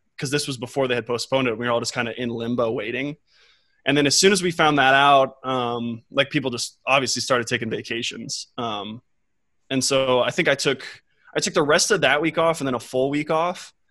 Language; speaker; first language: English; native; English